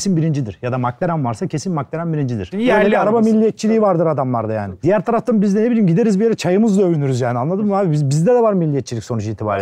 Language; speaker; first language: Turkish; native; Turkish